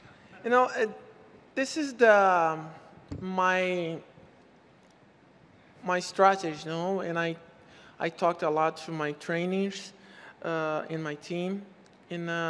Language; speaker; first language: English; non-native, learner; Portuguese